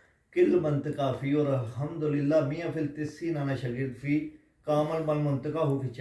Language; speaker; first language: Arabic; non-native, learner; Urdu